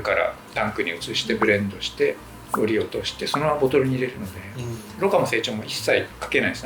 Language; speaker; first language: Japanese; native; Japanese